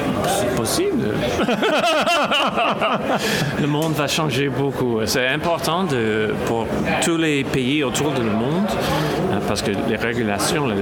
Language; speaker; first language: French; non-native, local second language; English